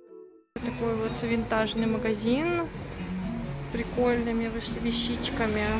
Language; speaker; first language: Russian; early bilingual, heritage; Russian